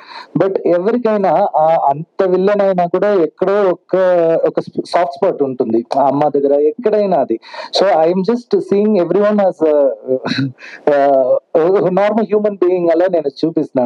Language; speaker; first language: Telugu; non-native, fluent; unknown